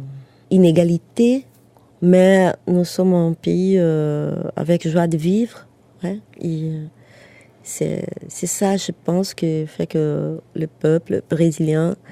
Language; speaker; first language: French; non-native, fluent; Portuguese